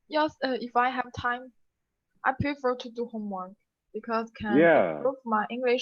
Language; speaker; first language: English; non-native, learner; Chinese